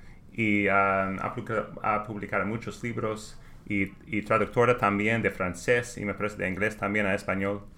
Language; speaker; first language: Spanish; non-native, learner; English